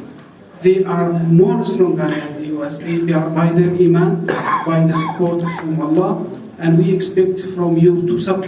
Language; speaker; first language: English; non-native, fluent; Arabic